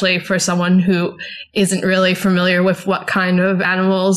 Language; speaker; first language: English; native; English